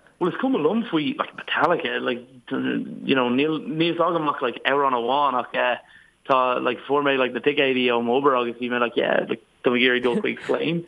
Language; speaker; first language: Irish; non-native, local second language; English